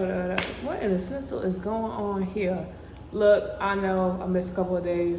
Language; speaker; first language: English; native; English